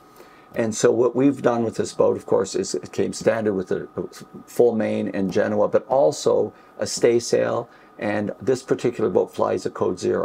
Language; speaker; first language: English; native; English